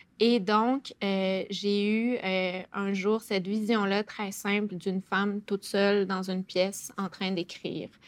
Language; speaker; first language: French; native; French